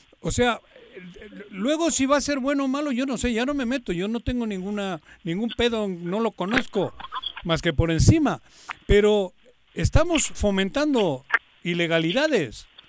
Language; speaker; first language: Spanish; native; Spanish